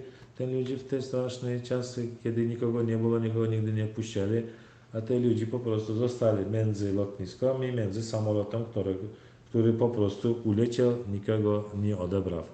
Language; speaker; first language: Polish; non-native, learner; Turkmen